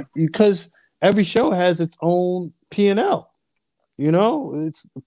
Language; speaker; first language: English; native; English